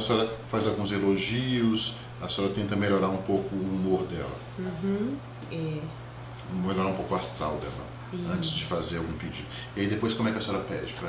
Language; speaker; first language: Portuguese; native; Portuguese